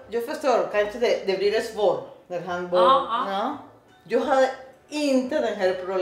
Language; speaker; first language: Swedish; non-native, learner; Spanish